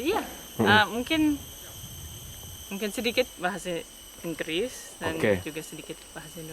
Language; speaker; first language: Indonesian; non-native, fluent; English